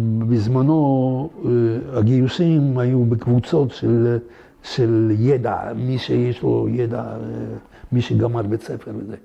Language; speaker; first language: Hebrew; non-native, fluent; French